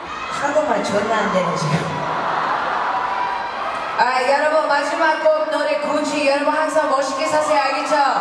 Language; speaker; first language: Korean; early bilingual, heritage; Korean